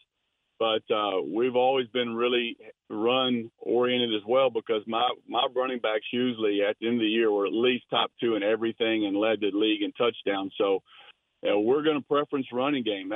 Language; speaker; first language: English; native; English